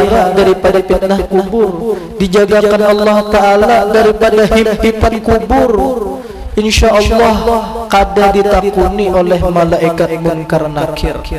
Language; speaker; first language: Indonesian; non-native, local second language; Banjar